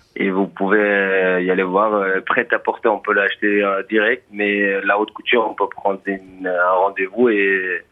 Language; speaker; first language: French; non-native, fluent; Persian